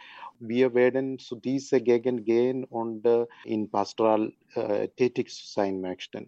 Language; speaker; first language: German; non-native, learner; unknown